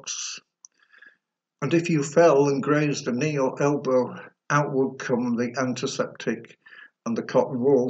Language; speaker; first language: English; native; English